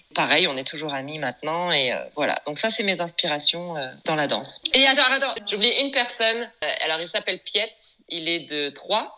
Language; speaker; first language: French; native; French